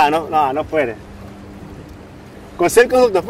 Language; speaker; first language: Spanish; non-native, learner; Dutch